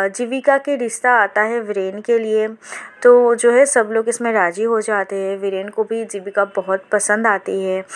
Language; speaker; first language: Hindi; non-native, local second language; Bangla